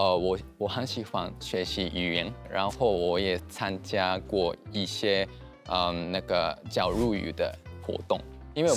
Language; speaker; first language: Chinese; non-native, fluent; Japanese